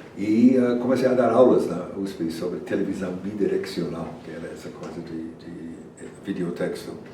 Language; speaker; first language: Portuguese; non-native, fluent; English